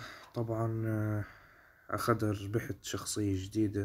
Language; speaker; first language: Arabic; native; Arabic